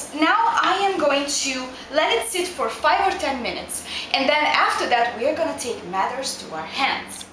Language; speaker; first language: English; non-native, fluent; Italian